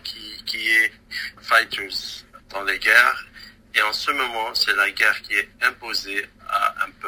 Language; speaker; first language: French; non-native, local second language; Arabic